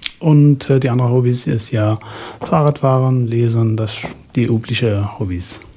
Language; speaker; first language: German; non-native, fluent; Arabic